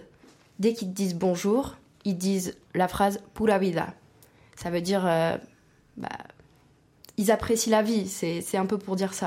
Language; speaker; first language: French; non-native, fluent; Spanish